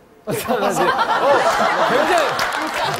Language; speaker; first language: Korean; native; Korean